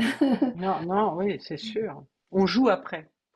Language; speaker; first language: French; native; French